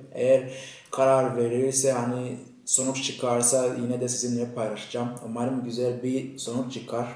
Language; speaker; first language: Turkish; non-native, fluent; Kinyarwanda